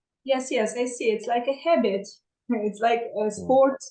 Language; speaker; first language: English; non-native, learner; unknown